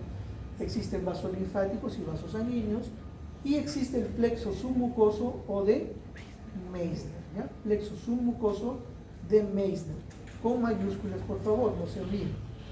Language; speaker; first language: Spanish; native; Spanish